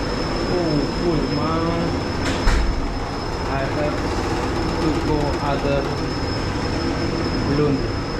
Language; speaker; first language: English; non-native, learner; Indonesian